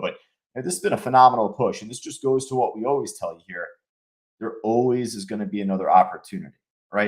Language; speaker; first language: English; native; English